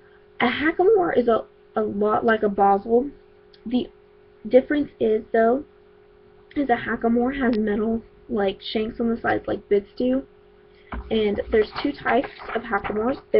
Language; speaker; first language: English; native; English